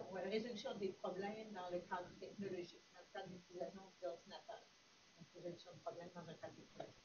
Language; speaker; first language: French; native; French